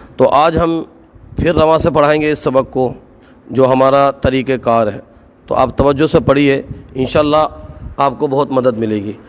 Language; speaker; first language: Urdu; native; Urdu